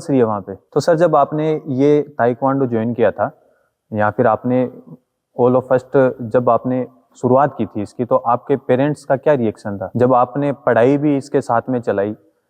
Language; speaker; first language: Hindi; native; Hindi